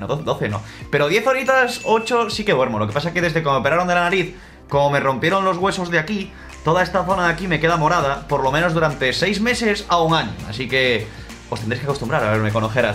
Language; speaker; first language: Spanish; native; Spanish